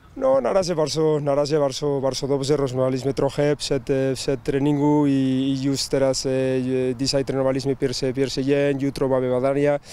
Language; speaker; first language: Polish; non-native, learner; Spanish